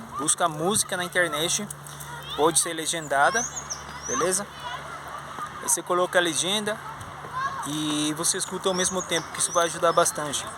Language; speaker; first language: Portuguese; non-native, fluent; Spanish